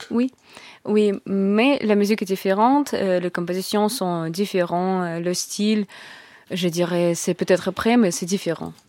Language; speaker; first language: French; non-native, learner; Russian